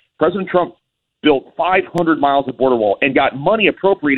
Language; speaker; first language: English; native; English